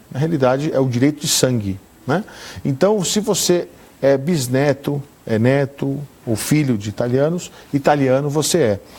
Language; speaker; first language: Portuguese; native; Portuguese